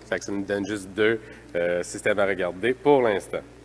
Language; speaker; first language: French; native; French